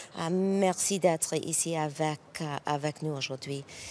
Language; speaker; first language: French; non-native, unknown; English